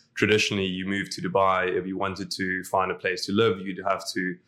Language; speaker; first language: English; non-native, local second language; Afrikaans